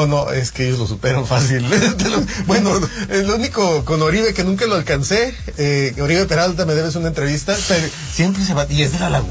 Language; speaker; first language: Spanish; native; Spanish